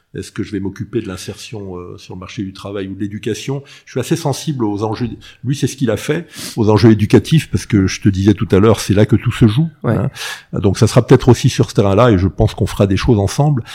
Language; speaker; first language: French; native; French